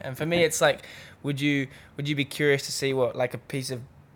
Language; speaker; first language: English; native; English